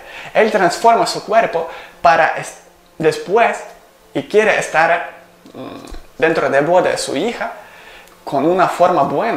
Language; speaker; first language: Spanish; non-native, learner; Ukrainian